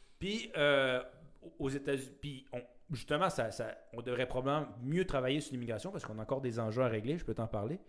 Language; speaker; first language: French; native; French